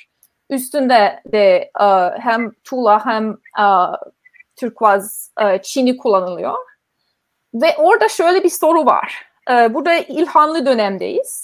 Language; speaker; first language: Turkish; non-native, fluent; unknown